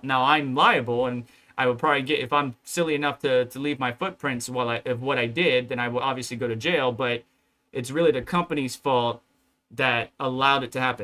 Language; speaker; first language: English; native; English